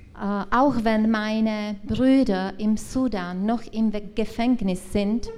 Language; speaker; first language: German; non-native, learner; Czech